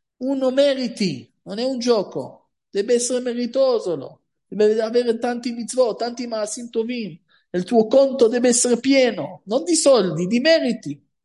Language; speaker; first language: Italian; non-native, fluent; Hebrew